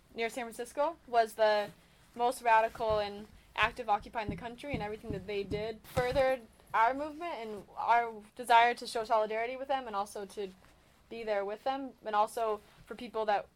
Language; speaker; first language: English; native; English